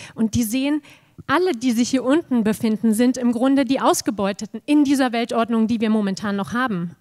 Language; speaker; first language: German; native; German